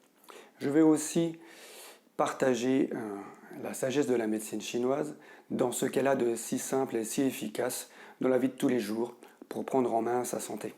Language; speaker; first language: French; native; French